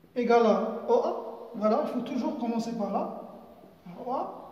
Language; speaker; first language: French; non-native, local second language; Arabic